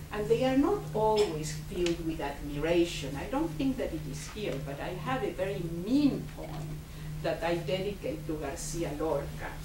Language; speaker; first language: English; non-native, fluent; Spanish